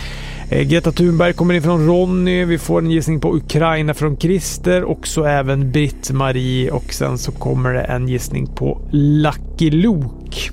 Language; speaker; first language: Swedish; native; Swedish